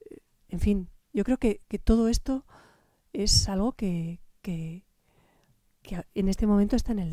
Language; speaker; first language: Spanish; native; Spanish